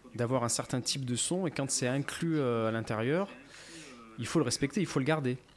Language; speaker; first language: French; native; French